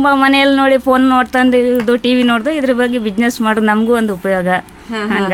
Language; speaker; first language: Kannada; native; Kannada